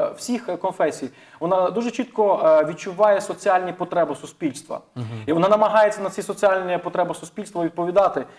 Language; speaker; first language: Ukrainian; native; Ukrainian